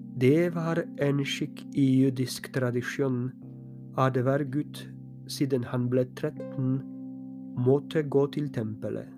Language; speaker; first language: Norwegian; non-native, fluent; Polish